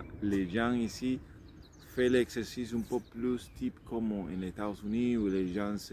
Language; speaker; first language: French; non-native, learner; Spanish